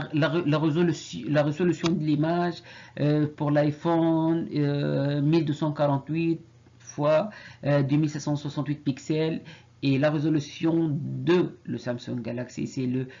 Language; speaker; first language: French; non-native, fluent; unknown